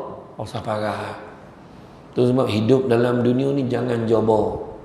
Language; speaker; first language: Malay; native; Malay